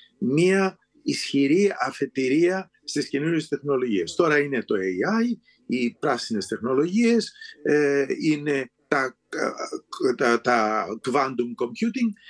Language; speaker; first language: Greek; native; Greek